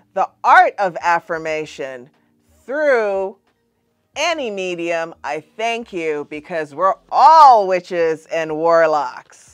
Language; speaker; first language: English; native; English